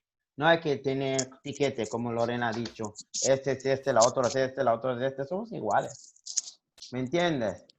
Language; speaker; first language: Spanish; non-native, learner; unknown